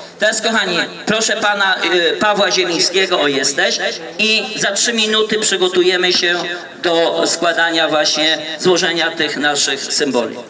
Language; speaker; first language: Polish; native; Polish